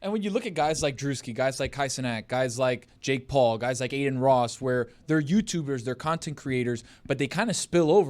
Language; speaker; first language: English; native; English